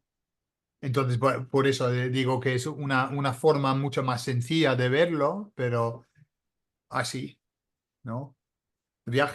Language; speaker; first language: Spanish; non-native, fluent; English